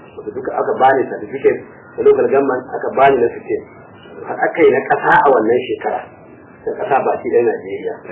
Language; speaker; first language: Hausa; non-native, local second language; Fula